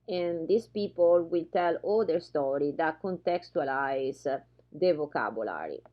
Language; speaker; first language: English; non-native, fluent; Italian